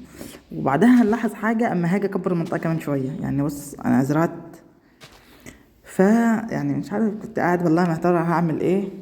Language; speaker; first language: Arabic; native; Arabic